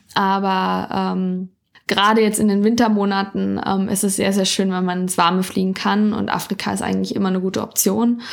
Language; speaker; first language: German; native; German